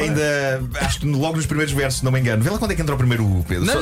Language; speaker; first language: Portuguese; native; Portuguese